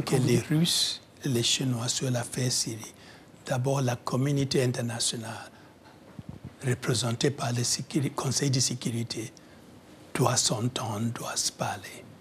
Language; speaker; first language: French; non-native, fluent; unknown